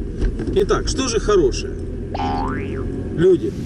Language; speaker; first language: Russian; native; Russian